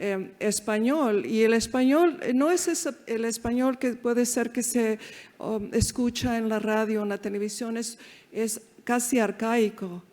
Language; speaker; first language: Spanish; early bilingual, heritage; Spanish